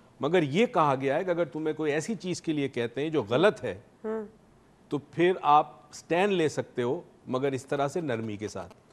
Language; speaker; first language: Urdu; native; Urdu